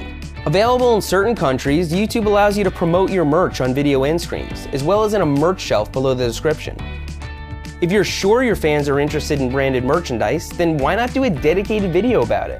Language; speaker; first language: English; native; English